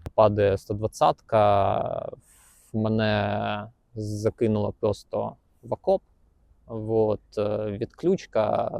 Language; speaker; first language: Ukrainian; native; Ukrainian